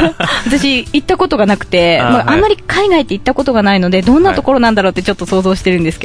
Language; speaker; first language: Japanese; native; Japanese